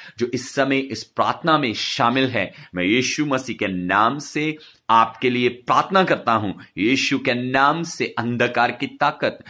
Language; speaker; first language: Hindi; non-native, local second language; Punjabi